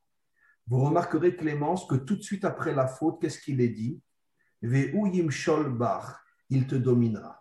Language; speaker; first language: French; native; French